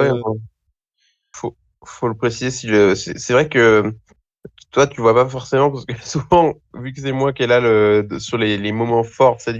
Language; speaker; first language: French; native; French